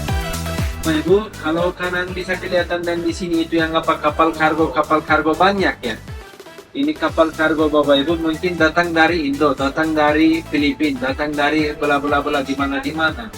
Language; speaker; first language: Indonesian; non-native, learner; Turkish